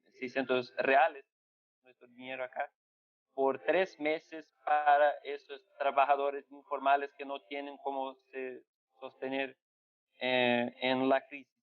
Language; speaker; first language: Spanish; non-native, fluent; Portuguese